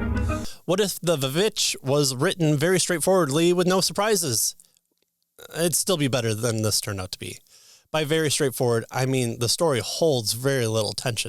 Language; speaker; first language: English; native; English